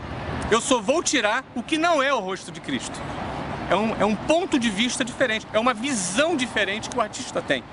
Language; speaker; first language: Portuguese; native; Portuguese